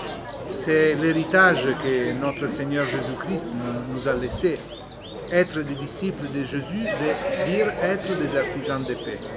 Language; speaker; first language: French; non-native, fluent; Italian